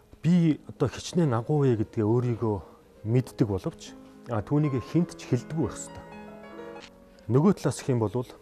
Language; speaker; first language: Mongolian; native; Mongolian